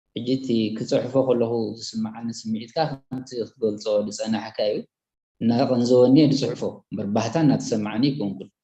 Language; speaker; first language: Tigrinya; native; Tigrinya